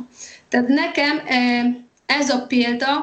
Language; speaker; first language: Hungarian; non-native, fluent; Polish